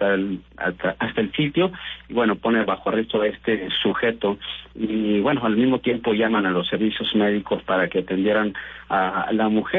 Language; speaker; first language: Spanish; native; Spanish